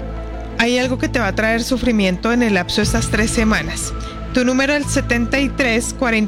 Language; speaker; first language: Spanish; native; Spanish